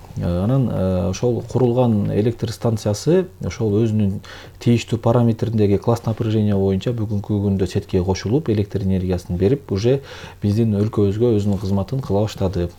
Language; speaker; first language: Kyrgyz; native; Kyrgyz